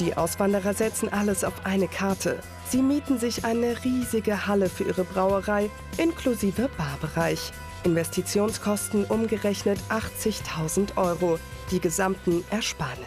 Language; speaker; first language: German; native; German